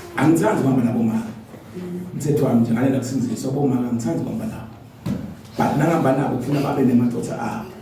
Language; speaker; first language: Zulu; non-native, local second language; Swati